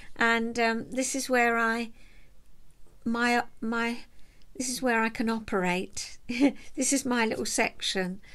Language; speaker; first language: English; native; English